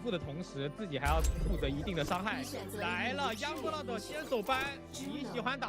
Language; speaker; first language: Chinese; native; Chinese